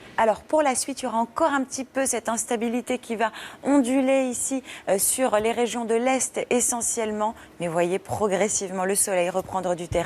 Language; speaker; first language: French; native; French